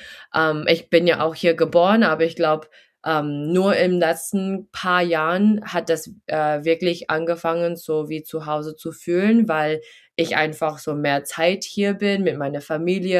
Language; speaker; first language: German; early bilingual, heritage; German